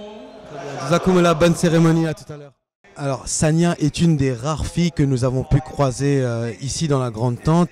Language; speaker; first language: French; native; French